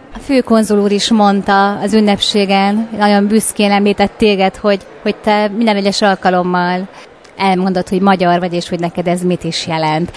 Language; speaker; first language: Hungarian; native; Hungarian